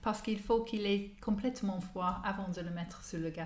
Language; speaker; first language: French; non-native, learner; English